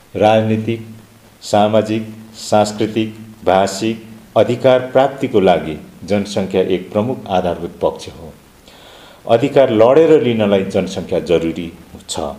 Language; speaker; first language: Nepali; non-native, local second language; Limbu